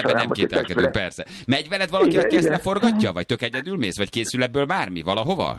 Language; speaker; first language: Hungarian; native; Hungarian